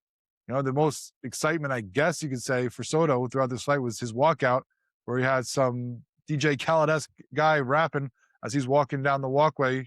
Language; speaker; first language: English; native; English